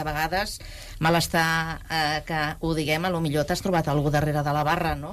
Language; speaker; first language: Catalan; native; Catalan